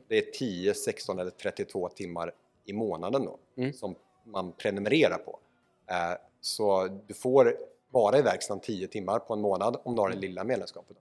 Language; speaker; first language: Swedish; native; Swedish